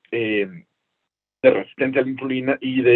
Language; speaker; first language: Spanish; native; Spanish